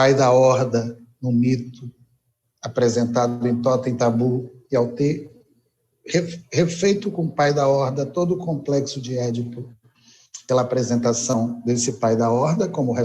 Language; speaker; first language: Portuguese; native; Portuguese